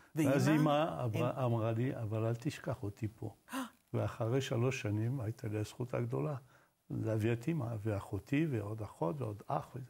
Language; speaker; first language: Hebrew; non-native, fluent; Arabic